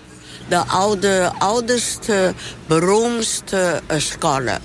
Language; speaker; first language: Dutch; non-native, learner; Chinese